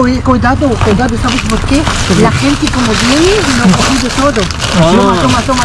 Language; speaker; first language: Spanish; non-native, learner; Arabic